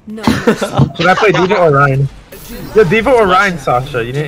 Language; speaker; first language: English; native; English